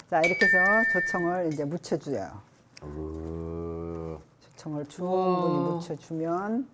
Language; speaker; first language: Korean; native; Korean